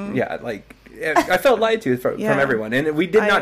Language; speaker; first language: English; native; English